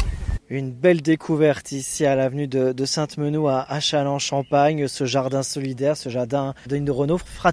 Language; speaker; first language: French; native; French